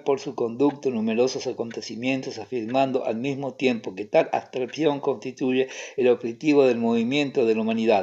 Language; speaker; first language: Spanish; native; Spanish